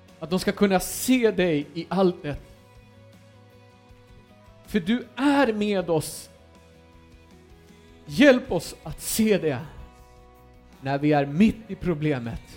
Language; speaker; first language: Swedish; non-native, fluent; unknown